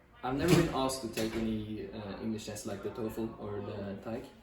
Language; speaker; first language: English; non-native, fluent; Norwegian